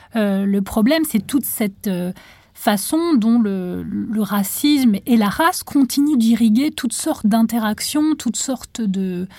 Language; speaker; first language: French; non-native, local second language; Arabic